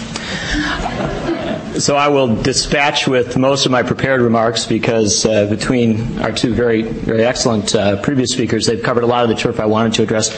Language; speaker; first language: English; native; English